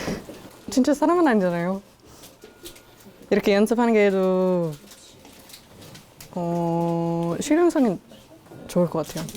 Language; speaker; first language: Korean; non-native, fluent; English